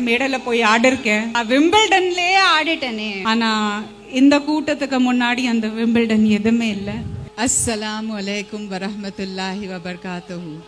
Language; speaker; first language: Tamil; non-native, fluent; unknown